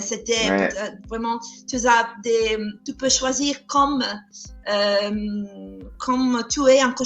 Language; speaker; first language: French; non-native, fluent; Italian